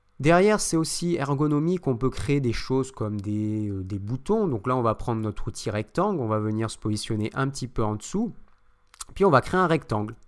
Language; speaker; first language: French; native; French